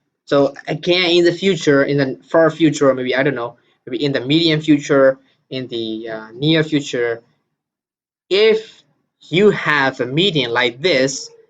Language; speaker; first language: English; non-native, fluent; Burmese